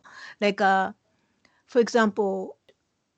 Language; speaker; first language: English; non-native, fluent; Japanese